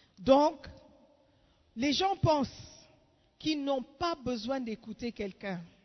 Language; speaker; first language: French; non-native, fluent; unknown